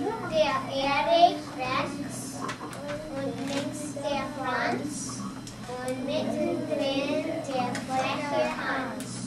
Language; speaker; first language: German; non-native, learner; English